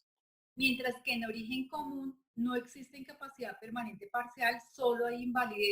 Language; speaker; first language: Spanish; native; Spanish